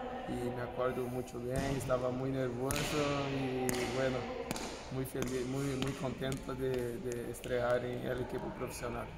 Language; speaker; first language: Spanish; non-native, fluent; Portuguese